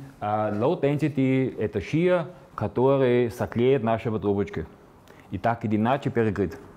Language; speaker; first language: Russian; non-native, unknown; Slovenian